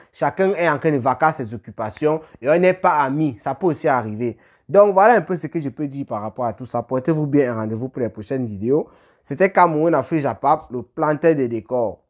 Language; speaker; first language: French; native; French